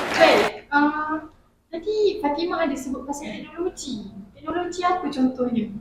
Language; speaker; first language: Malay; native; Malay